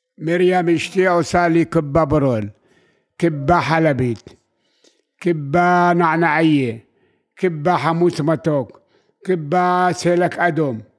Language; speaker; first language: Hebrew; non-native, fluent; Arabic